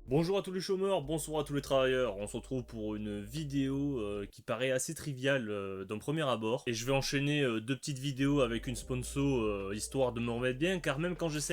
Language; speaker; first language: French; native; French